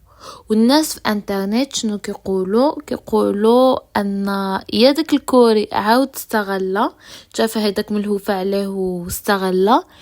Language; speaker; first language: Arabic; native; Arabic